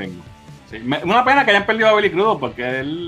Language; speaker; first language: Spanish; native; Spanish